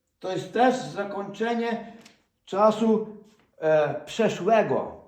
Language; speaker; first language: Polish; non-native, fluent; Ukrainian